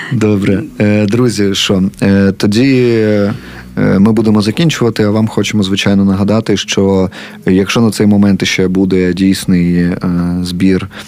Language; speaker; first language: Ukrainian; native; Ukrainian